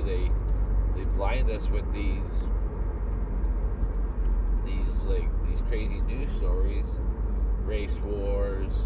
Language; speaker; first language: English; native; English